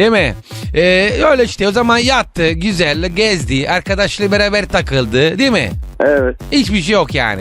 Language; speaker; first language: Turkish; non-native, learner; Italian